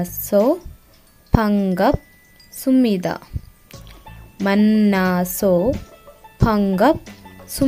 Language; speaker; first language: Korean; non-native, learner; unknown